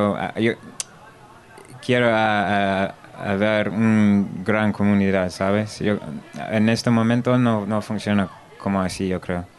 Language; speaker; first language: Spanish; non-native, learner; English